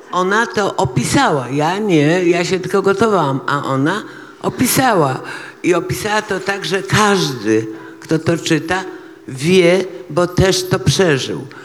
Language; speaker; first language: Polish; native; Polish